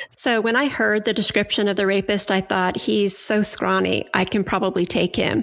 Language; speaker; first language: English; native; English